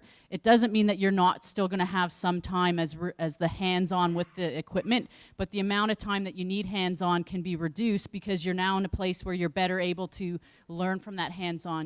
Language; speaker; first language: English; native; English